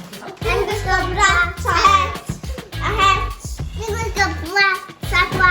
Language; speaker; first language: Welsh; native; Welsh